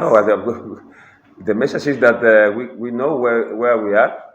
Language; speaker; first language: English; non-native, fluent; Spanish